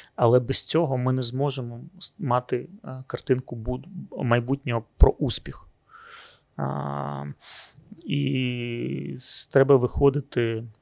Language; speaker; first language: Ukrainian; native; Ukrainian